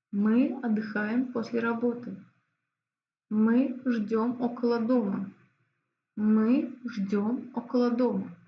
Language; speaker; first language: Russian; non-native, fluent; Azerbaijani